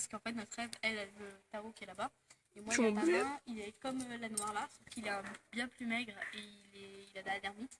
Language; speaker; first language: French; native; French